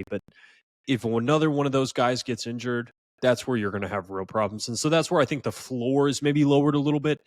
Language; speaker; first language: English; native; English